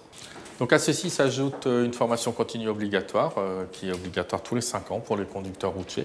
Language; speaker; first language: French; native; French